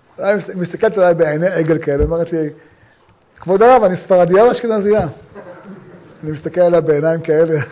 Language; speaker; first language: Hebrew; native; Hebrew